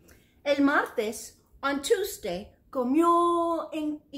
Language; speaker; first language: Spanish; non-native, fluent; English